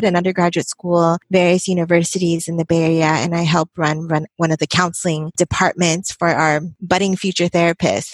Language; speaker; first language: English; native; English